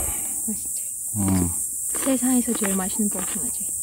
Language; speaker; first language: Korean; non-native, fluent; Russian